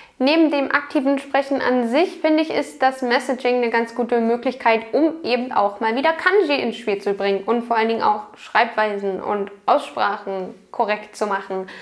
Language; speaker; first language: German; native; German